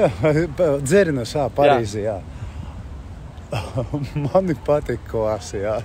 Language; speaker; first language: Latvian; non-native, local second language; Russian